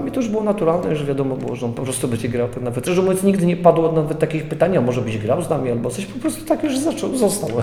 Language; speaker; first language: Polish; native; Polish